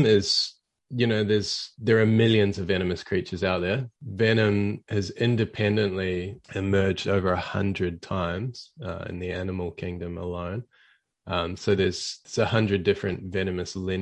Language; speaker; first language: English; native; English